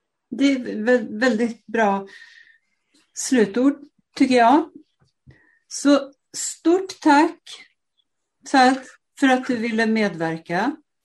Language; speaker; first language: Swedish; native; Swedish